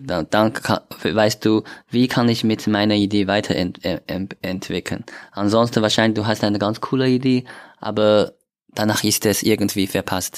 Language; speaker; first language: German; non-native, learner; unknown